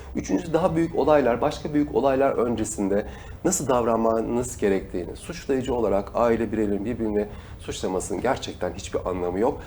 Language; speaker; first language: Turkish; native; Turkish